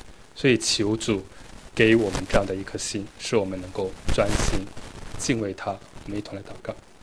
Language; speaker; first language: Chinese; native; Chinese